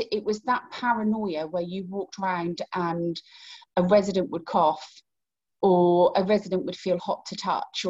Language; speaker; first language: English; native; English